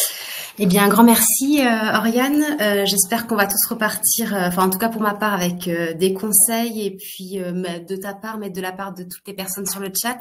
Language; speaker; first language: French; native; French